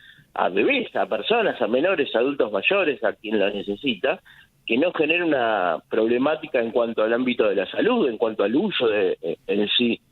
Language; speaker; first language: Spanish; native; Spanish